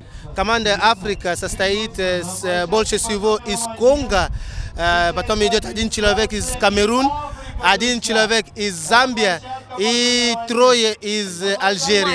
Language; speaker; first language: Russian; non-native, learner; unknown